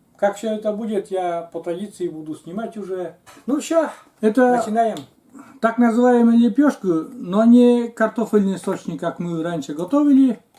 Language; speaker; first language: Russian; native; Russian